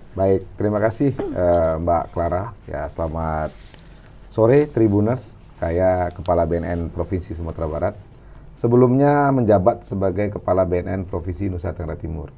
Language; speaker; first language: Indonesian; non-native, local second language; Minangkabau